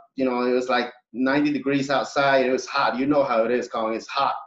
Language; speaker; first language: English; early bilingual, other home language; Spanish